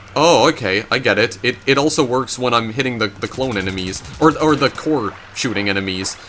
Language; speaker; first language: English; native; English